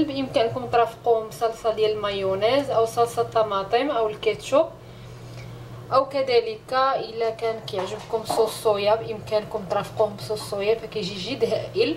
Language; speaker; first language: Arabic; native; Arabic